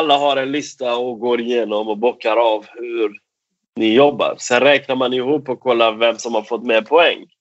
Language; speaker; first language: Swedish; non-native, fluent; Persian